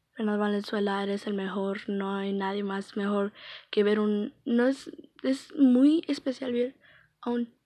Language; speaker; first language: Spanish; early bilingual, heritage; Spanish